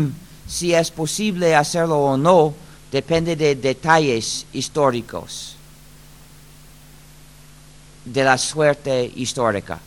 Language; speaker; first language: Spanish; non-native, fluent; English